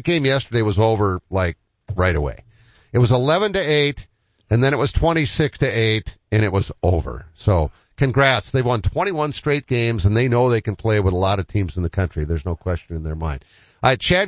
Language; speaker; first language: English; native; English